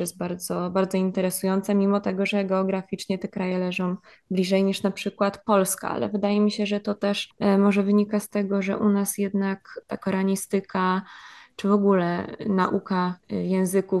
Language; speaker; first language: Polish; native; Polish